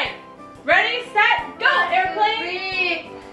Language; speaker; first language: English; native; English